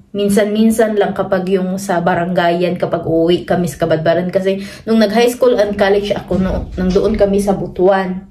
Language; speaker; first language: Filipino; non-native, local second language; Cebuano